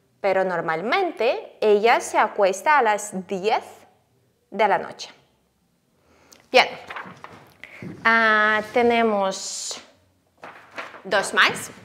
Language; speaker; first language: Spanish; non-native, fluent; Ukrainian